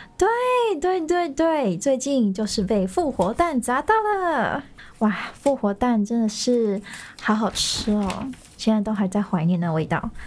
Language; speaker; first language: Chinese; native; Chinese